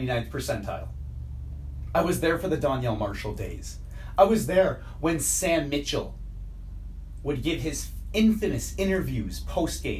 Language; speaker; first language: English; native; English